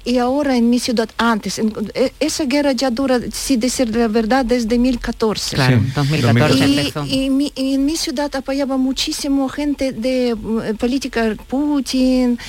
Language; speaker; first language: Spanish; non-native, learner; Ukrainian